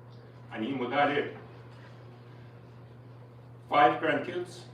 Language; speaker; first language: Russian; early bilingual, heritage; Russian